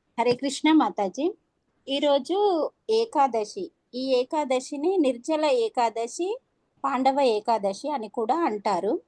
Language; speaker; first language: Telugu; native; Telugu